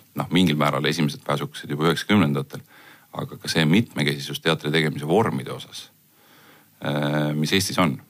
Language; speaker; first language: Estonian; native; Estonian